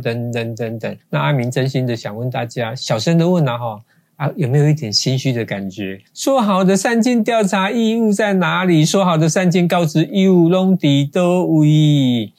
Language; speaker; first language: Chinese; native; Chinese